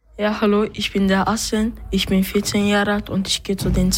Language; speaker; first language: German; early bilingual, other home language; Turkish